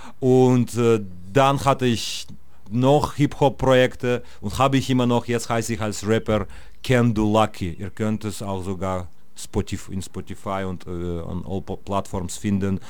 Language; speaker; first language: German; non-native, fluent; Russian